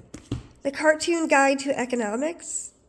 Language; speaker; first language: English; native; English